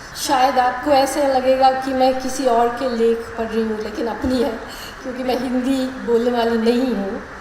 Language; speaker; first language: Hindi; non-native, local second language; Malayalam